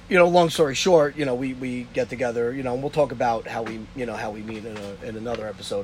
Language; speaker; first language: English; native; English